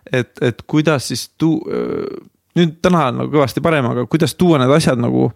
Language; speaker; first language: Estonian; native; Estonian